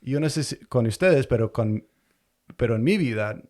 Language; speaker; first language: Spanish; non-native, fluent; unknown